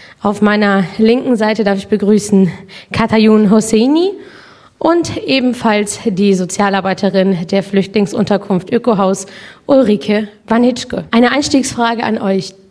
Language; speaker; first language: German; native; German